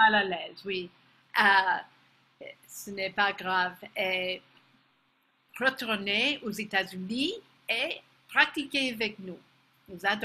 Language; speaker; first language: French; non-native, fluent; English